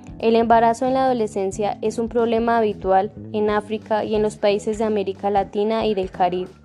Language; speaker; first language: Spanish; native; Spanish